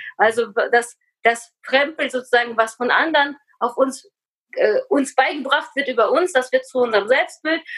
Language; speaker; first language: German; early bilingual, other home language; Russian